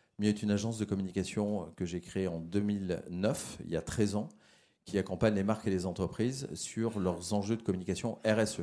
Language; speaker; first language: French; native; French